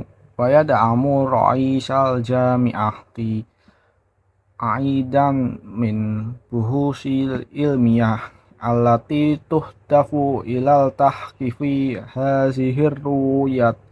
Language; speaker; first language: Arabic; non-native, learner; Indonesian